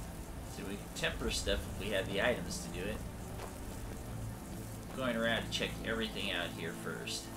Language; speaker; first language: English; native; English